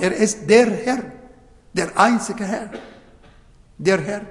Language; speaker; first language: German; non-native, learner; Arabic